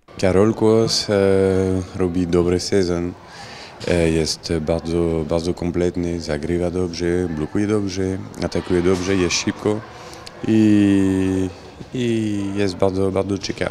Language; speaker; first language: Polish; non-native, learner; French